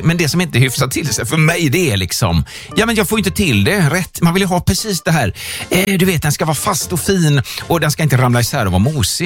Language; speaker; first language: Swedish; native; Swedish